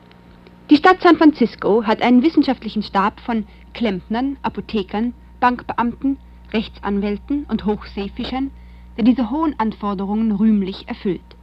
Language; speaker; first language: German; native; German